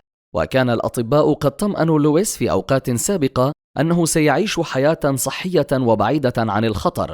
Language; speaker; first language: Arabic; native; Arabic